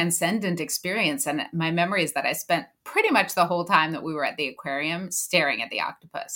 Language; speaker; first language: English; native; English